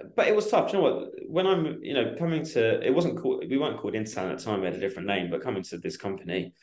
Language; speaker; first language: English; native; English